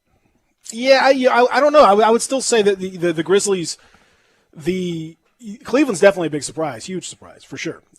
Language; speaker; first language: English; native; English